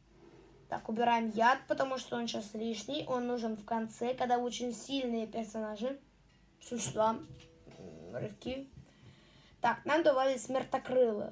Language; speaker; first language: Russian; native; Russian